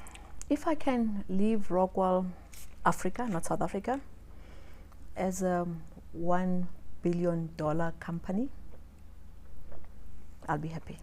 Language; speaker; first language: English; non-native, local second language; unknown